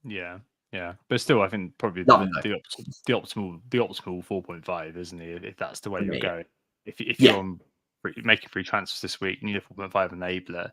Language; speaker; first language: English; native; English